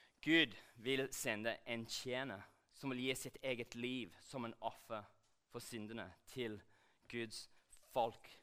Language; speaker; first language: Norwegian; non-native, fluent; English